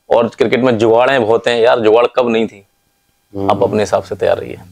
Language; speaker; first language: Hindi; native; Hindi